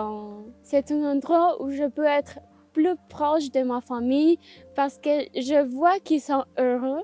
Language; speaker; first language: French; non-native, fluent; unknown